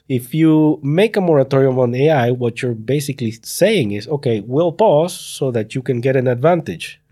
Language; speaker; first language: English; non-native, fluent; Spanish